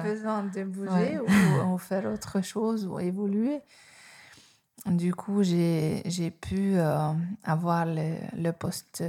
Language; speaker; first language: French; non-native, fluent; Hungarian